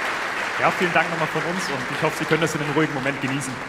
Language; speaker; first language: German; native; German